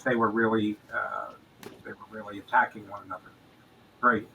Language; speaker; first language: English; native; English